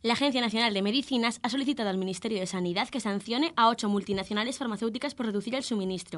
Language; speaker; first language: Spanish; native; Spanish